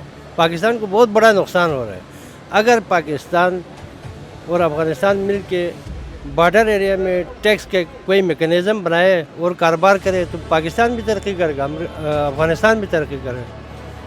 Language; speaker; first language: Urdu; non-native, local second language; Pashto